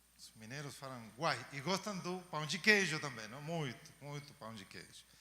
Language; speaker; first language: Portuguese; non-native, fluent; Spanish